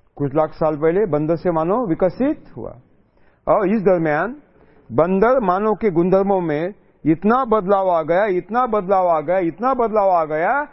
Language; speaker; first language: Hindi; non-native, local second language; Marathi